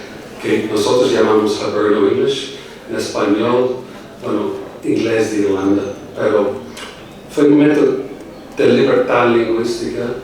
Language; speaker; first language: Spanish; non-native, fluent; English